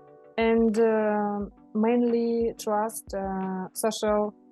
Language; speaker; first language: English; non-native, learner; Russian